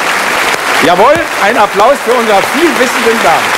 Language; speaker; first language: German; native; German